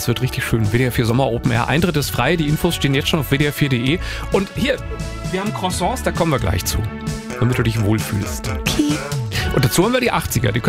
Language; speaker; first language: German; native; German